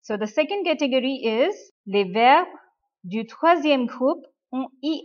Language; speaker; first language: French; non-native, fluent; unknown